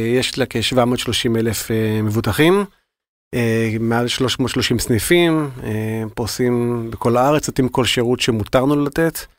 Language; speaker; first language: Hebrew; native; Hebrew